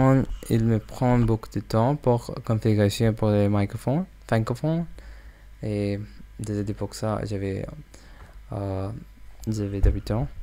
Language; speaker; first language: French; non-native, learner; English